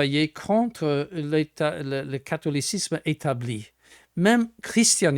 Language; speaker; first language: French; non-native, fluent; English